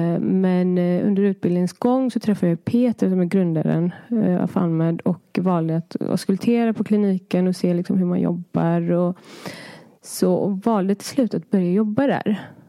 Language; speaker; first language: Swedish; early bilingual, other home language; Persian